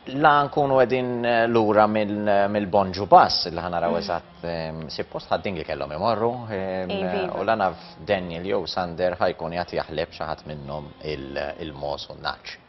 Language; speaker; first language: Maltese; native; Maltese